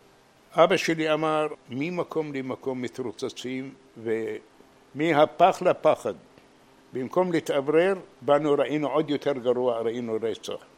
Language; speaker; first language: Hebrew; non-native, fluent; Arabic